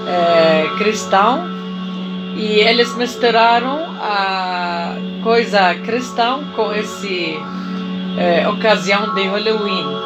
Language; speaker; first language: Portuguese; non-native, fluent; Arabic